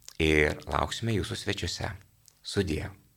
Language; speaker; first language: Lithuanian; native; Lithuanian